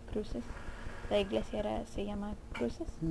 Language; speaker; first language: Spanish; early bilingual, heritage; Spanish